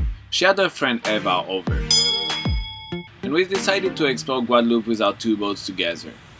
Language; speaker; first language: English; non-native, fluent; French